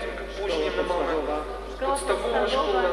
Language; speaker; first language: Polish; non-native, learner; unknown